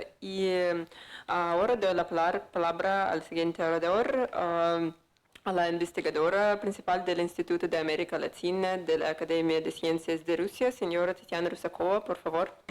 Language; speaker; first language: Spanish; non-native, fluent; Russian